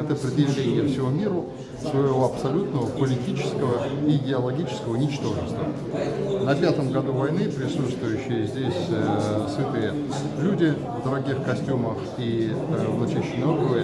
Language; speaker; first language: Russian; native; Russian